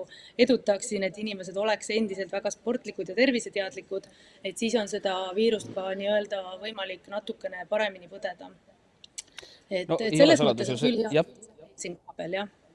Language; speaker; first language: Estonian; native; Estonian